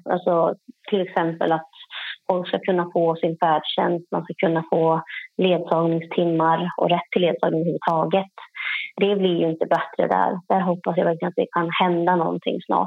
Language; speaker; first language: Swedish; native; Swedish